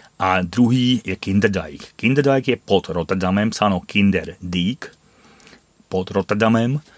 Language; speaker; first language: Czech; non-native, fluent; Dutch